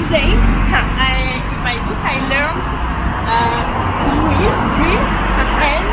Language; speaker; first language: English; non-native, learner; Turkish